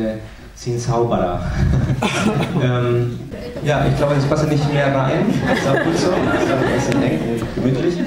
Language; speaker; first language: German; non-native, fluent; Spanish